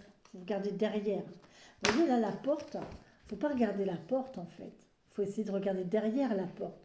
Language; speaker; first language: French; native; French